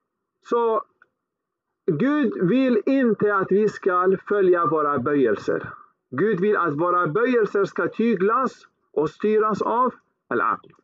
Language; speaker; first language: Swedish; early bilingual, other home language; Arabic